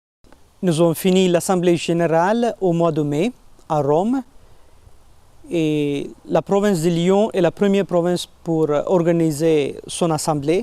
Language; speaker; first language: French; non-native, fluent; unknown